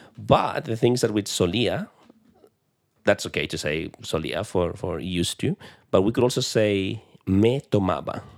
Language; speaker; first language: English; non-native, fluent; Spanish